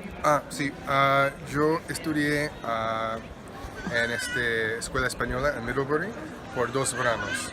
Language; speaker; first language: Spanish; non-native, fluent; English